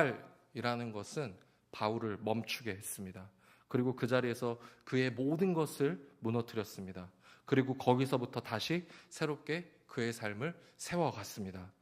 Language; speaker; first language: Korean; native; Korean